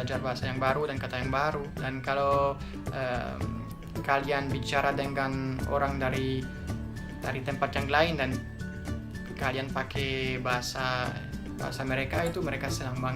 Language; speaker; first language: Indonesian; non-native, fluent; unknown